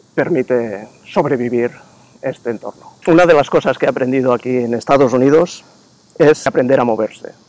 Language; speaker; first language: Spanish; native; Spanish